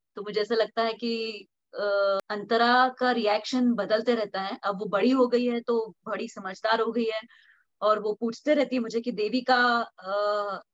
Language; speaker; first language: Hindi; non-native, local second language; Marathi